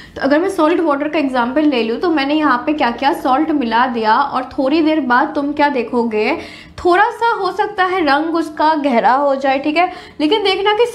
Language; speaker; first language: Hindi; native; Hindi